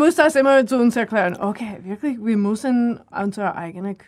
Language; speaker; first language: German; non-native, learner; English